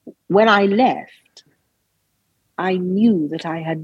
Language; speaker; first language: English; native; English